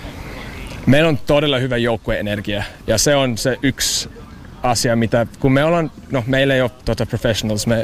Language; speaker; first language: Finnish; non-native, fluent; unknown